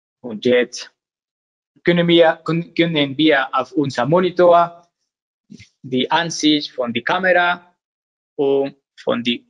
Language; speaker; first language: German; non-native, learner; Spanish